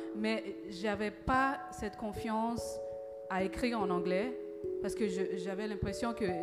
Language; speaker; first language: French; early bilingual, other home language; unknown